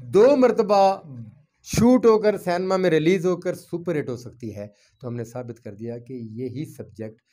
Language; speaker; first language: Urdu; non-native, local second language; Punjabi